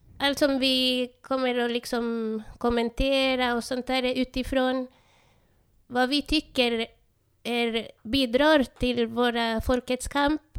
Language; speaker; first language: Swedish; non-native, fluent; Spanish